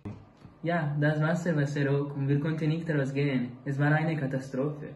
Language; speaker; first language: German; non-native, learner; Italian